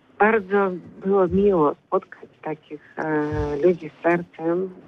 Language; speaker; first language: Polish; non-native, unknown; Ukrainian